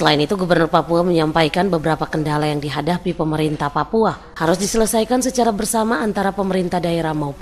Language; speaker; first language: Indonesian; native; Indonesian